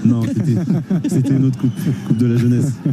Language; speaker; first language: French; native; French